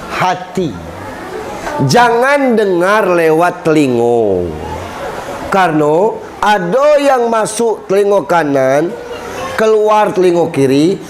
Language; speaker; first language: Malay; non-native, local second language; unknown